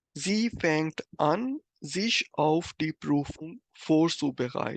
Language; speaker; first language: German; non-native, fluent; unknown